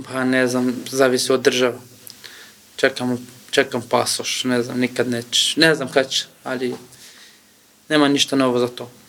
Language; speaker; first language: Serbian; non-native, learner; Kurdish